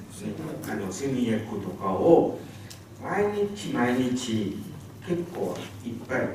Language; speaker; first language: Japanese; non-native, fluent; Burmese